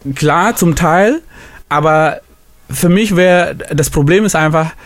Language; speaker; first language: German; non-native, fluent; Indonesian